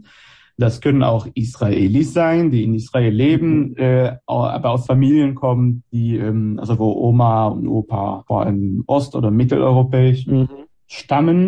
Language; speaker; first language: German; non-native, fluent; Hebrew